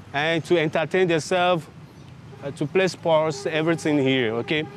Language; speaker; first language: English; non-native, fluent; Ewe